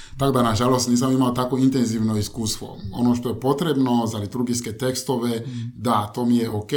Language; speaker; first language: Croatian; non-native, fluent; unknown